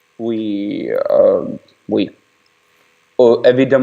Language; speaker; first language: French; non-native, learner; Ukrainian